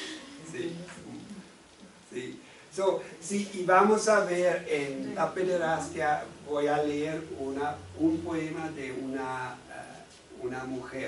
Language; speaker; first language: Spanish; non-native, fluent; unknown